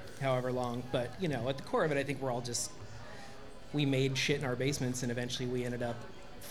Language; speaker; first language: English; native; English